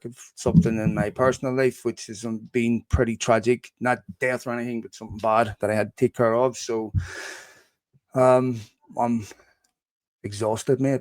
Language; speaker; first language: English; native; English